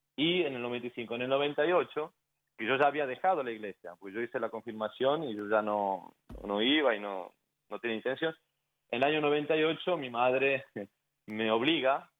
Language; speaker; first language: Spanish; native; Spanish